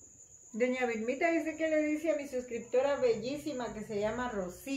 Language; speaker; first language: Spanish; native; Spanish